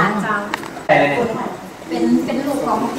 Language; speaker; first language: Thai; non-native, local second language; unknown